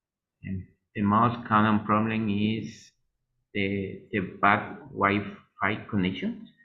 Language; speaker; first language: English; non-native, learner; Spanish